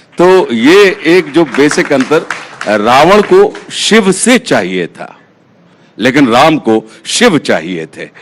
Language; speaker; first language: Hindi; native; Hindi